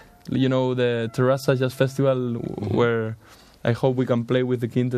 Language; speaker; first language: English; non-native, fluent; Catalan